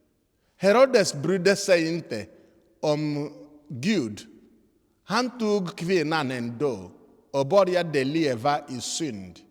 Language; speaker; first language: Swedish; non-native, fluent; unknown